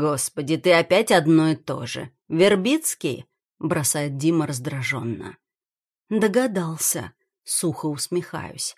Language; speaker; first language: Russian; native; Russian